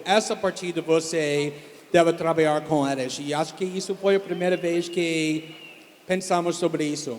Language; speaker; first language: Portuguese; non-native, fluent; English